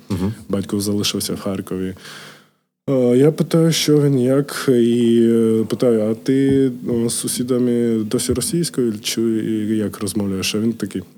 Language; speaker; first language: Ukrainian; non-native, local second language; Russian